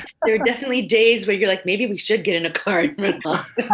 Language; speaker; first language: English; native; English